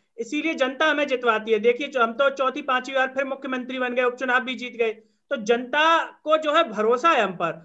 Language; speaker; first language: Hindi; native; Hindi